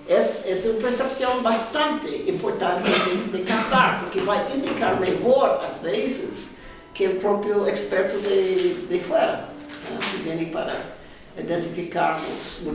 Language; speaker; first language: Spanish; non-native, fluent; Portuguese